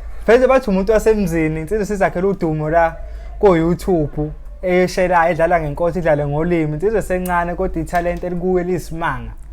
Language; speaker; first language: Zulu; native; Zulu